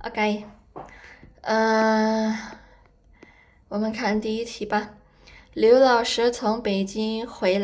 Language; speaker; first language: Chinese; non-native, fluent; Indonesian